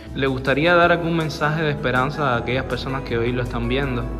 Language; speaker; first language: Spanish; native; Spanish